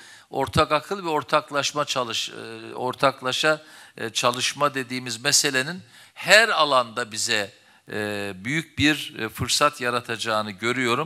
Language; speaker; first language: Turkish; native; Turkish